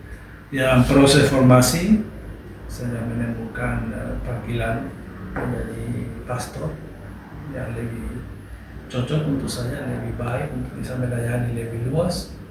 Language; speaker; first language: Indonesian; non-native, learner; Spanish